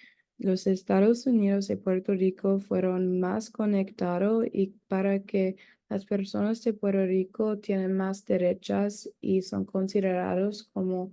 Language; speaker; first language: Spanish; non-native, learner; English